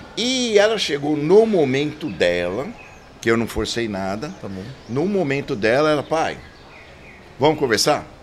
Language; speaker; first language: Portuguese; native; Portuguese